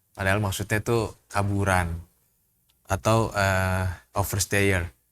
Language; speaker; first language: Indonesian; native; Indonesian